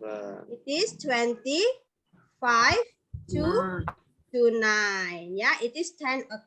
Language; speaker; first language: English; non-native, fluent; Indonesian